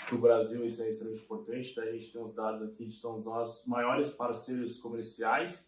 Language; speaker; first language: Portuguese; native; Portuguese